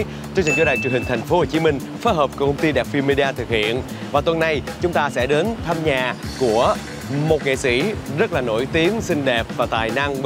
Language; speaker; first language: Vietnamese; native; Vietnamese